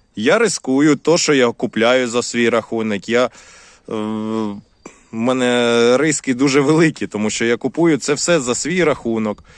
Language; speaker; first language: Ukrainian; non-native, local second language; Russian